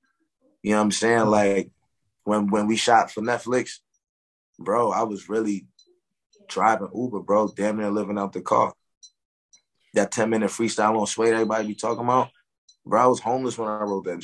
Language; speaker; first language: English; native; English